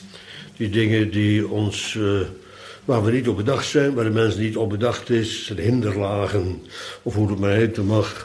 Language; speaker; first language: Dutch; native; Dutch